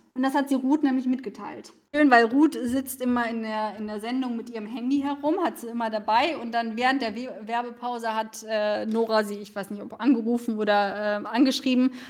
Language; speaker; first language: German; early bilingual, other home language; Russian